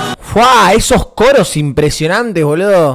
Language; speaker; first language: Spanish; native; Spanish